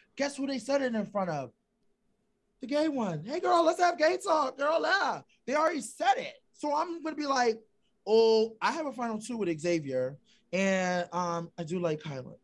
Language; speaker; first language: English; native; English